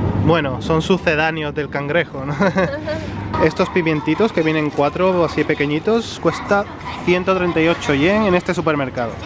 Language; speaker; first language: Spanish; native; Spanish